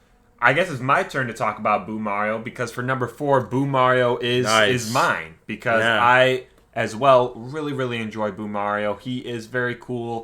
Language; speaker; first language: English; native; English